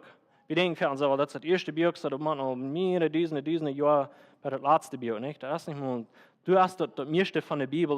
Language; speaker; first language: German; non-native, learner; Plautdietsch